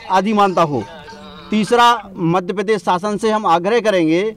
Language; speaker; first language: Hindi; native; Hindi